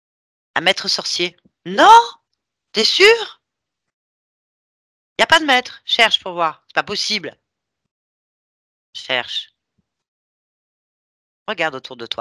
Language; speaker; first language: French; native; French